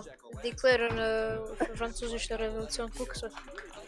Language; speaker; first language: German; non-native, learner; Croatian